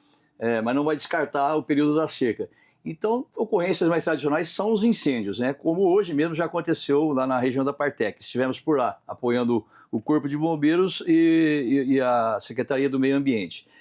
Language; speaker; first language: Portuguese; native; Portuguese